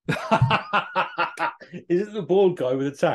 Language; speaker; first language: English; native; English